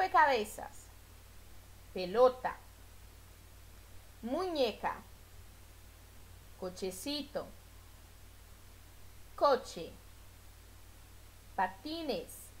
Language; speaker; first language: Spanish; non-native, fluent; Portuguese